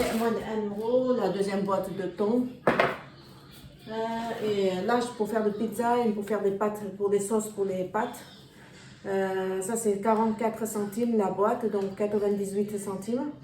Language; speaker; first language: French; non-native, learner; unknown